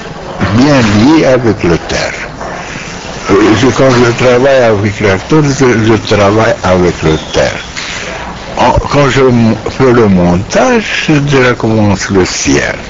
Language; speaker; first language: French; non-native, learner; Romanian